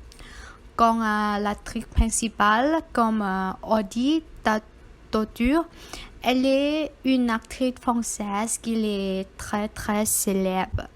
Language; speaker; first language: French; non-native, learner; Thai